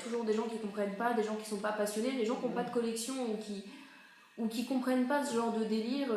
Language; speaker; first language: French; native; French